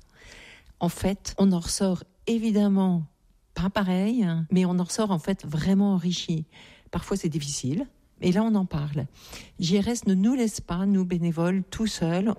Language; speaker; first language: French; native; French